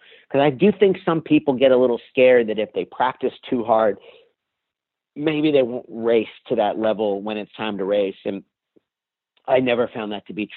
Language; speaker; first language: English; native; English